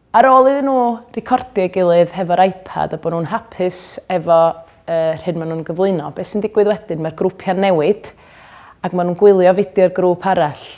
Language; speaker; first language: Welsh; native; Welsh